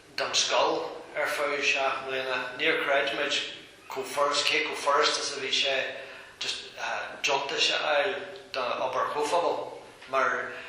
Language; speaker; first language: Irish; non-native, local second language; English